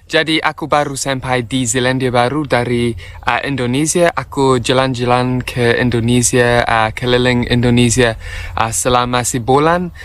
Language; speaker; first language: Malay; non-native, fluent; English